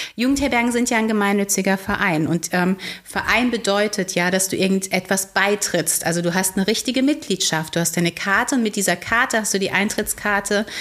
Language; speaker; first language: German; native; German